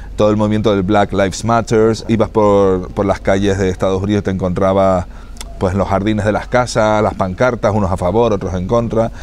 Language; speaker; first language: Spanish; native; Spanish